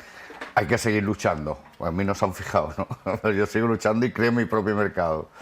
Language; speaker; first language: Spanish; native; Spanish